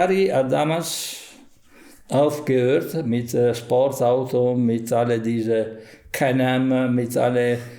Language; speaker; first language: German; non-native, fluent; Italian